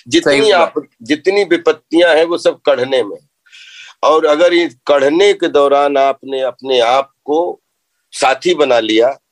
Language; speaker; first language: Hindi; native; Hindi